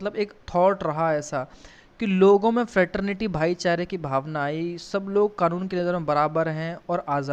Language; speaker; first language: Hindi; native; Hindi